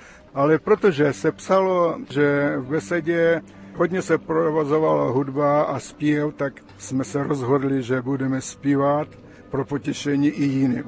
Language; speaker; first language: Czech; early bilingual, heritage; Czech